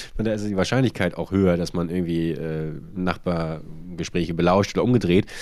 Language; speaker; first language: German; native; German